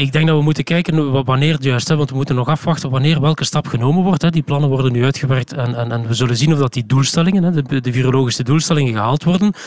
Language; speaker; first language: Dutch; native; Dutch